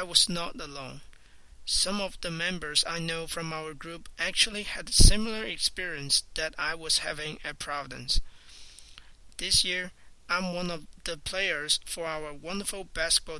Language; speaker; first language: English; non-native, fluent; Chinese